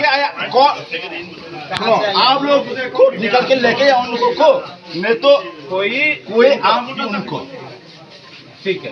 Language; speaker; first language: Hindi; non-native, local second language; Bangla